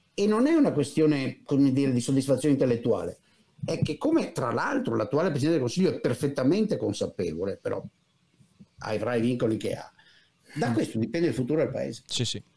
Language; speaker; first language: Italian; native; Italian